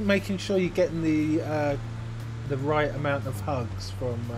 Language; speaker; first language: English; native; English